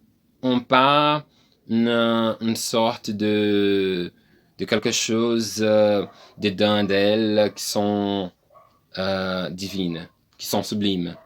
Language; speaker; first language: French; non-native, learner; Portuguese